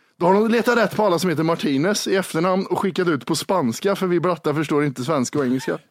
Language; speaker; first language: Swedish; native; Swedish